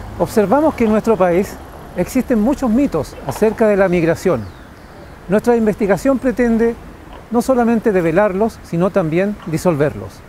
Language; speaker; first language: Spanish; native; Spanish